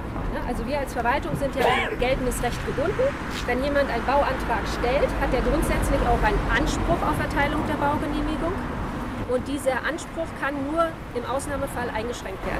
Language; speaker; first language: German; native; German